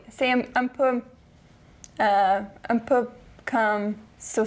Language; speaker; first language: French; non-native, fluent; English